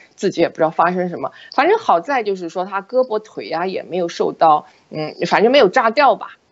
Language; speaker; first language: Chinese; native; Chinese